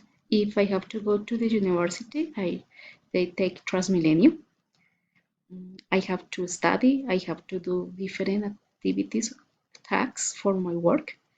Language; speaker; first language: English; non-native, learner; Spanish